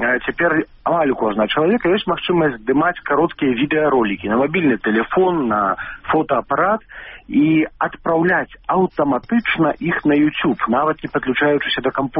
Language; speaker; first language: Belarusian; native; Belarusian